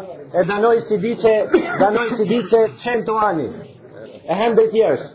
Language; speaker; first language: Italian; non-native, fluent; Albanian